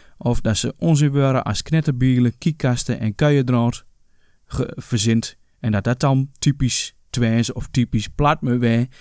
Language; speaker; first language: Dutch; native; Dutch